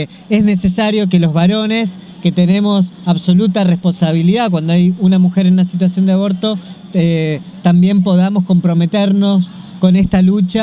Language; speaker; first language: Spanish; native; Spanish